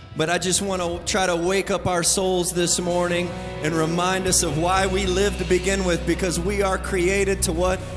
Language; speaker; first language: English; native; English